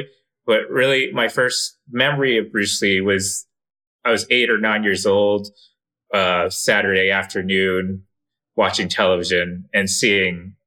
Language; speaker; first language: English; native; English